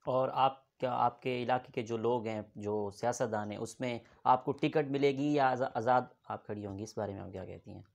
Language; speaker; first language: Urdu; non-native, local second language; Saraiki